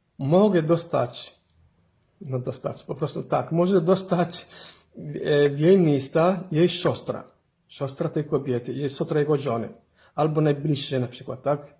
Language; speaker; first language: Polish; non-native, fluent; Somali